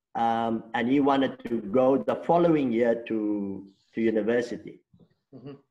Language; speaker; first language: English; non-native, local second language; Afrikaans